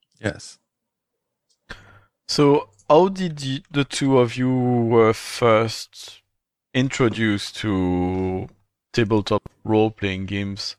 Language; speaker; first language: English; non-native, fluent; French